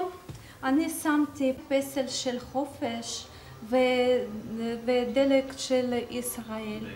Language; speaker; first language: Hebrew; non-native, learner; Russian